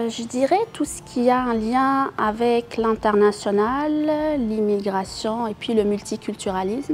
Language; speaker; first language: French; non-native, local second language; Arabic